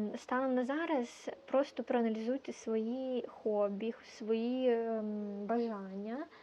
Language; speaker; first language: Ukrainian; non-native, local second language; Russian